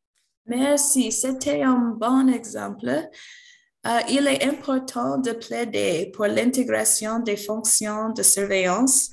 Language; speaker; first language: French; non-native, fluent; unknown